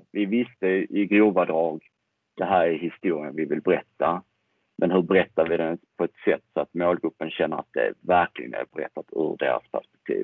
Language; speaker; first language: Swedish; native; Swedish